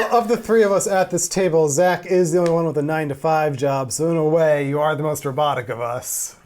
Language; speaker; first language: English; native; English